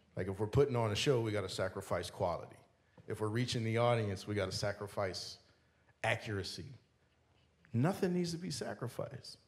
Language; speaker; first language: English; native; English